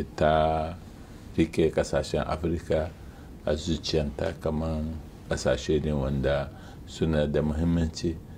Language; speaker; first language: Hausa; non-native, local second language; Arabic